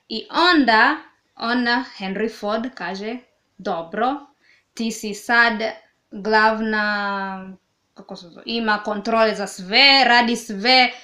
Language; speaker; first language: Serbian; non-native, learner; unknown